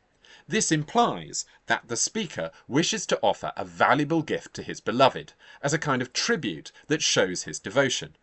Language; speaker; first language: English; native; English